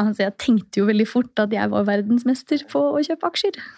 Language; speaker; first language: Norwegian; native; Norwegian